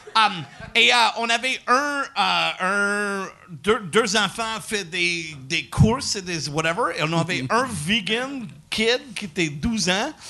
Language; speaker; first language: French; non-native, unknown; English